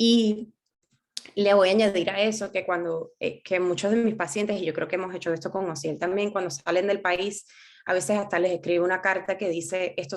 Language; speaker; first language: Spanish; native; Spanish